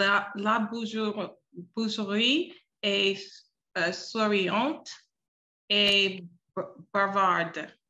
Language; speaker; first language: French; non-native, learner; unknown